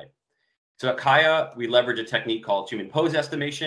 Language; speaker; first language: English; native; English